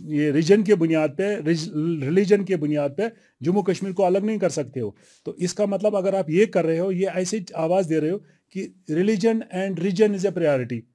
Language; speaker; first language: Hindi; non-native, local second language; Kashmiri